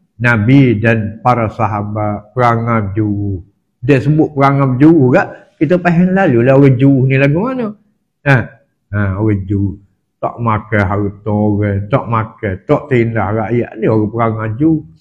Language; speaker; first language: Malay; native; Malay